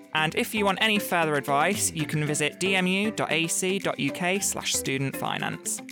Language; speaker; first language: English; native; English